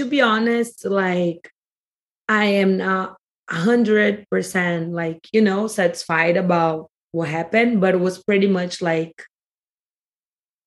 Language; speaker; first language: English; non-native, fluent; Portuguese